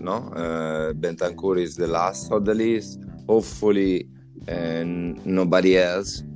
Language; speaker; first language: English; non-native, fluent; Italian